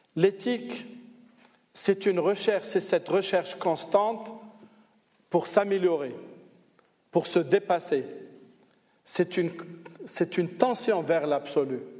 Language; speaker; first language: French; non-native, local second language; Arabic